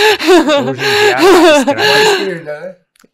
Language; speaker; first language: Portuguese; native; Portuguese